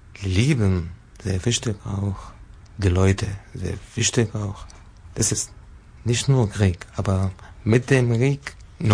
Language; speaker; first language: German; non-native, learner; Arabic